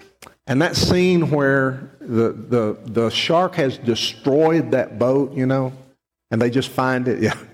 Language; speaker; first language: English; native; English